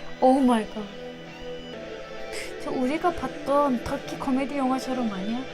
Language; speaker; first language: Korean; non-native, learner; Turkish